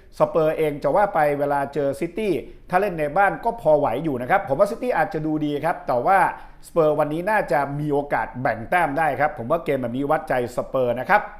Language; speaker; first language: Thai; native; Thai